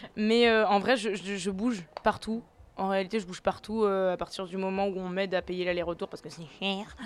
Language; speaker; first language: French; native; French